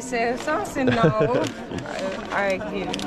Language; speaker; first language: English; non-native, learner; Ukrainian